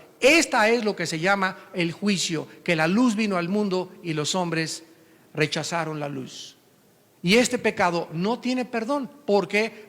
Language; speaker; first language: Spanish; native; Spanish